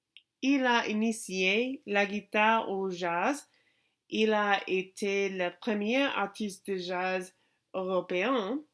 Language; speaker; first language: French; non-native, learner; English